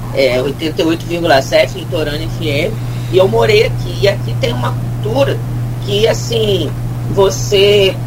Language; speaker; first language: Portuguese; native; Portuguese